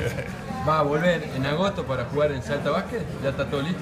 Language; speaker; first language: Spanish; native; Spanish